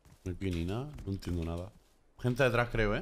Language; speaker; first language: Spanish; native; Spanish